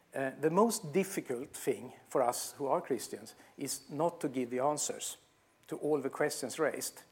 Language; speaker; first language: English; non-native, fluent; Swedish